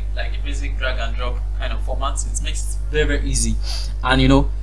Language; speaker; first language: English; non-native, local second language; Yoruba